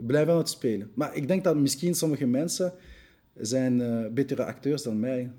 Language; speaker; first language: Dutch; non-native, local second language; French